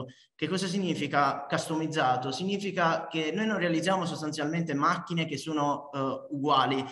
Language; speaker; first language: Italian; native; Italian